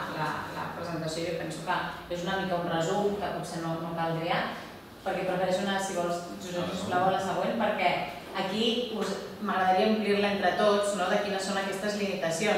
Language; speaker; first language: Catalan; native; Catalan